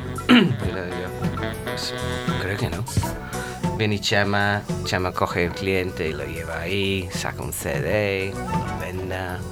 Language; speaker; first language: Spanish; non-native, fluent; English